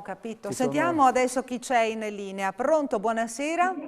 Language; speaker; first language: Italian; native; Italian